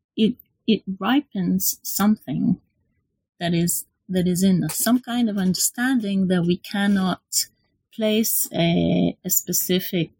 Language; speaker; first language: English; non-native, fluent; Hebrew